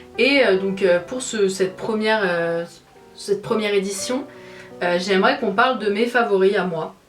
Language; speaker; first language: French; native; French